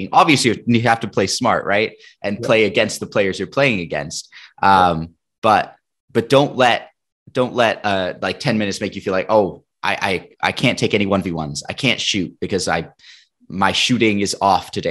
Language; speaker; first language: English; native; English